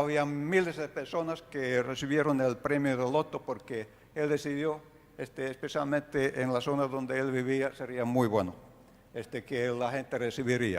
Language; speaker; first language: Spanish; non-native, fluent; Finnish